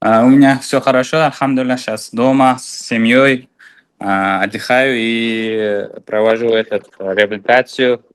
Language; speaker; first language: Russian; non-native, fluent; Uzbek